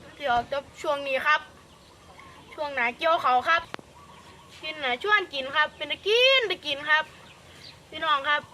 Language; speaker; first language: Thai; native; Thai